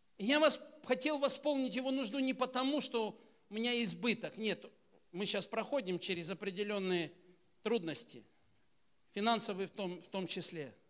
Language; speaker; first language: Russian; native; Russian